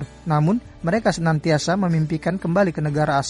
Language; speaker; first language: Indonesian; native; Indonesian